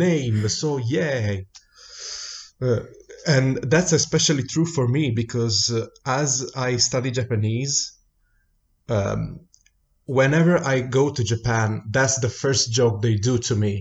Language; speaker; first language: English; non-native, fluent; Italian